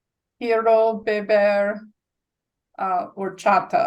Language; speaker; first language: Spanish; non-native, learner; English